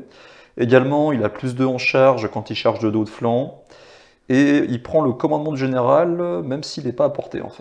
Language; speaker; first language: French; native; French